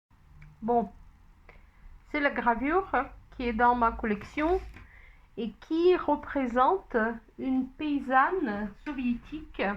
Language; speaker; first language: French; non-native, fluent; Russian